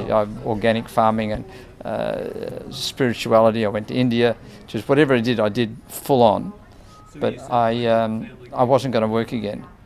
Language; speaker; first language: English; native; English